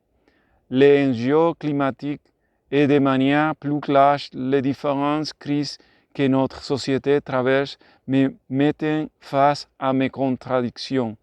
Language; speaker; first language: French; non-native, learner; Spanish